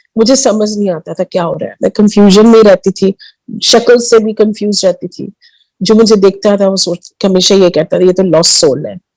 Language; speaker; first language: Hindi; early bilingual, heritage; Hindi